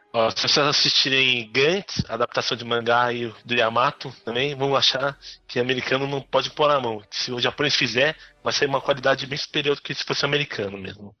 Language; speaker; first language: Portuguese; native; Portuguese